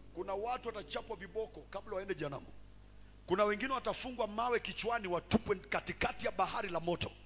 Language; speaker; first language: Swahili; non-native, local second language; Luyia